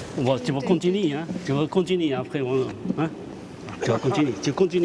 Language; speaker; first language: French; non-native, learner; Chinese